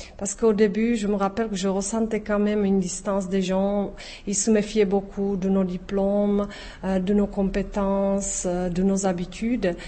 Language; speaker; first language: French; non-native, fluent; Czech